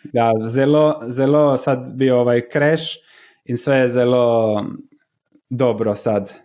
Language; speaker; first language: Slovenian; non-native, learner; Croatian